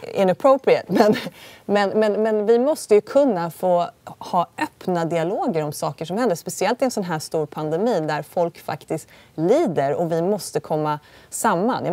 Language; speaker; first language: Swedish; early bilingual, other home language; Polish